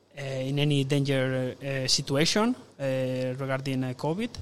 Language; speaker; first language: English; non-native, fluent; Spanish